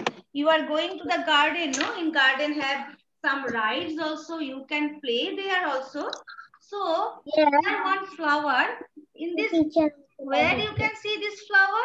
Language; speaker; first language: English; non-native, learner; Bangla